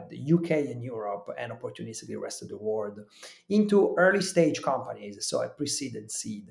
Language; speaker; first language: English; non-native, fluent; Italian